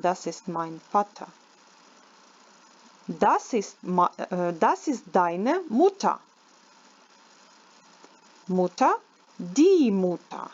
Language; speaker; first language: German; non-native, learner; Ukrainian